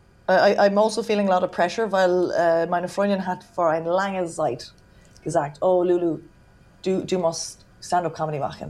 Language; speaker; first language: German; non-native, learner; English